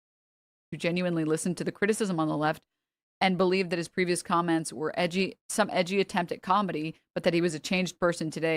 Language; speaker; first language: English; native; English